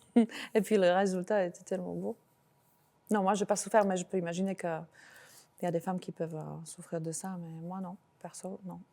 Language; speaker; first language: French; non-native, fluent; Slovak